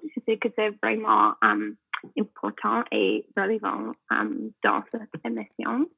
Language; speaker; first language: French; non-native, learner; English